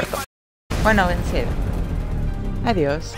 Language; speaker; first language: Spanish; native; Spanish